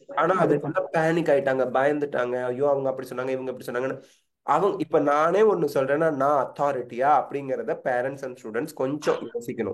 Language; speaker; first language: Tamil; native; Tamil